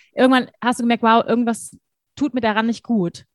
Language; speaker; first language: German; non-native, fluent; English